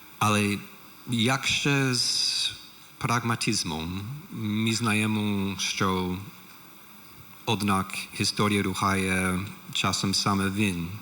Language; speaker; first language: Polish; non-native, learner; English